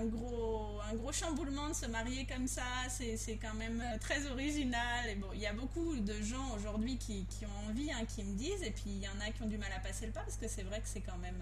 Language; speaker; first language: French; native; French